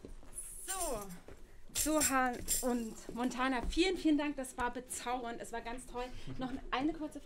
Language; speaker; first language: German; native; German